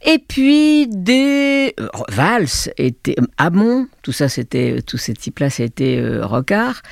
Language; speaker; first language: French; native; French